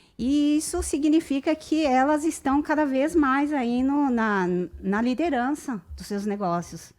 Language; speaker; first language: Portuguese; early bilingual, other home language; Japanese